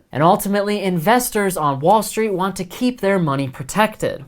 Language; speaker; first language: English; native; English